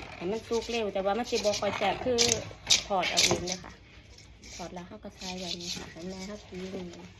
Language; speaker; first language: Thai; native; Thai